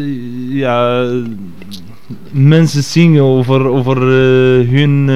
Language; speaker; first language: Dutch; non-native, fluent; Arabic